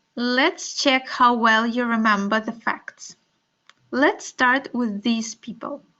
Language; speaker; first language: English; non-native, fluent; Russian